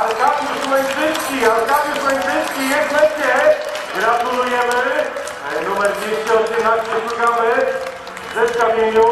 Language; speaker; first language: Polish; native; Polish